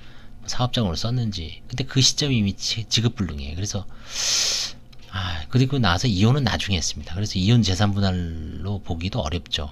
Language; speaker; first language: Korean; native; Korean